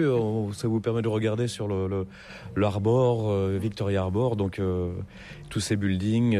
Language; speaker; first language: French; native; French